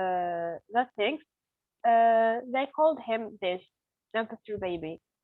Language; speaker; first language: English; non-native, learner; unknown